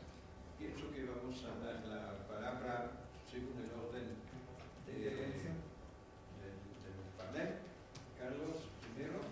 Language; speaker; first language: Spanish; non-native, fluent; French